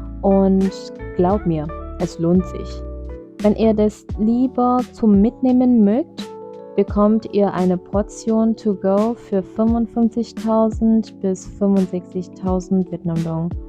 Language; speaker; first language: German; non-native, fluent; Vietnamese